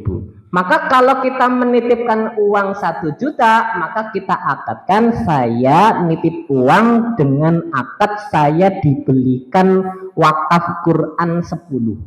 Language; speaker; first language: Indonesian; native; Indonesian